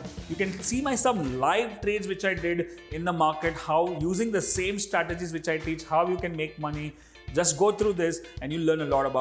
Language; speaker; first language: English; non-native, local second language; Hindi